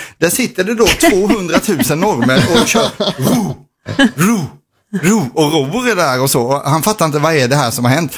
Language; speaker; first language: Swedish; native; Swedish